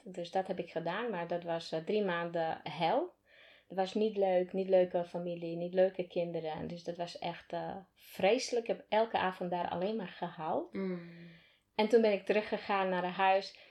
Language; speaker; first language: Dutch; non-native, fluent; Slovak